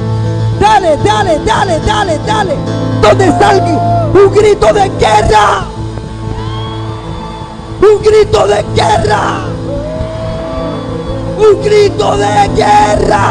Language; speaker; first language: Spanish; native; Spanish